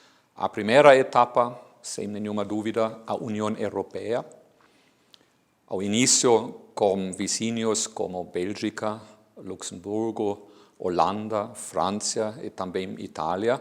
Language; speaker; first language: Portuguese; non-native, fluent; German